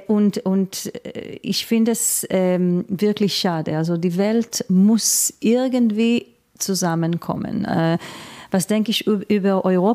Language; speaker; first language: German; non-native, fluent; Hebrew